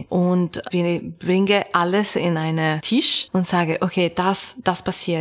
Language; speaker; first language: German; non-native, learner; Italian